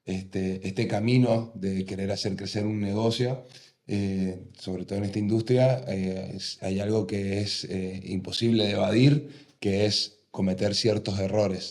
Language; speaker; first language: Spanish; native; Spanish